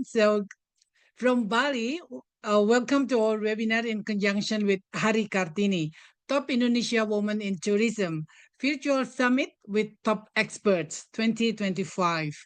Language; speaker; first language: English; non-native, fluent; Indonesian